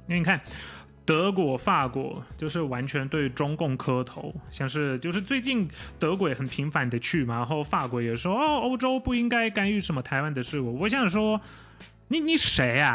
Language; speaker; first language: Chinese; non-native, fluent; Polish